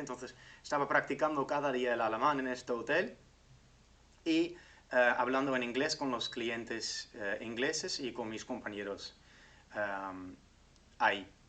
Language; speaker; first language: Spanish; non-native, fluent; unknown